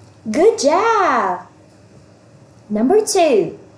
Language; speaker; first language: English; non-native, fluent; Vietnamese